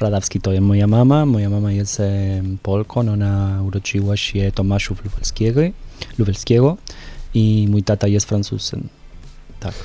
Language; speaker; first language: Polish; non-native, learner; Spanish